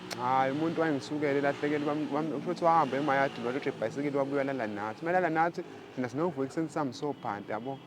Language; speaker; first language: Zulu; native; Zulu